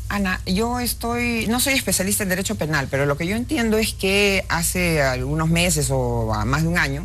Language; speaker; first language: Spanish; native; Spanish